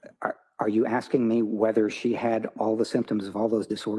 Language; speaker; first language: English; native; English